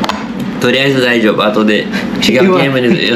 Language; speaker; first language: Japanese; non-native, learner; Portuguese